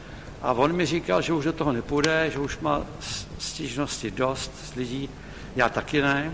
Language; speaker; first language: Czech; native; Czech